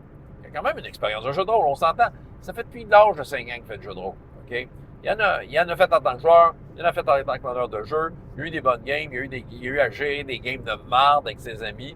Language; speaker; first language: French; native; French